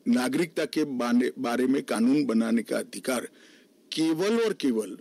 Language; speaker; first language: Hindi; non-native, local second language; Gujarati